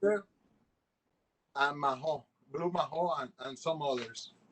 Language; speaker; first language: English; non-native, local second language; Spanish